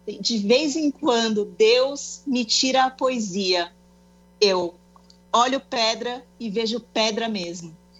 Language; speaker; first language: Portuguese; native; Portuguese